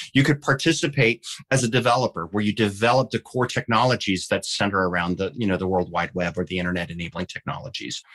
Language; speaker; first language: English; non-native, fluent; Danish